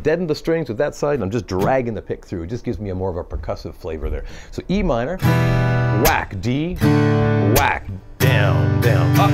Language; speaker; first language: English; native; English